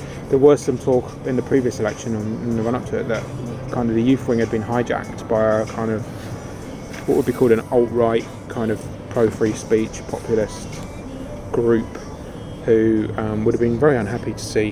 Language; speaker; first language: English; native; English